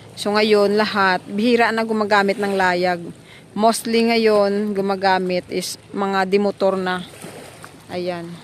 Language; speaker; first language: Filipino; non-native, local second language; Hiligaynon